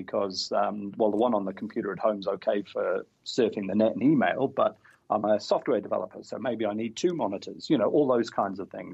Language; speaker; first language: English; native; English